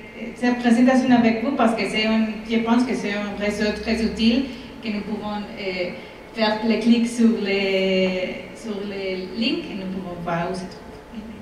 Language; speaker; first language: French; non-native, fluent; Spanish